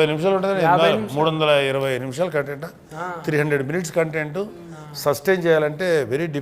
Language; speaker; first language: Telugu; native; Telugu